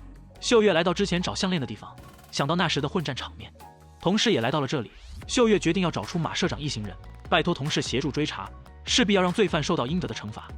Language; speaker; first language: Chinese; native; Chinese